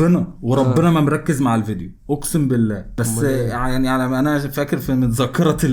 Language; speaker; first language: Arabic; native; Arabic